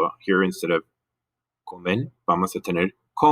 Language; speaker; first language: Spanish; non-native, fluent; English